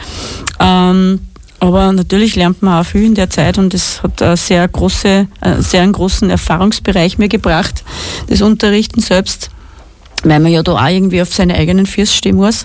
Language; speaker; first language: German; native; German